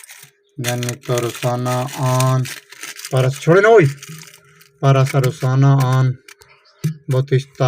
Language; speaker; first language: Filipino; non-native, learner; Urdu